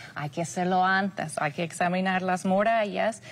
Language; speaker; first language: Spanish; non-native, fluent; English